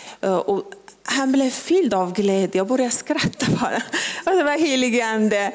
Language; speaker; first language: Swedish; non-native, local second language; Persian